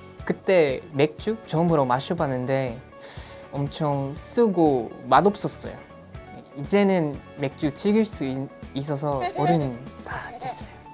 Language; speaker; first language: Korean; non-native, fluent; English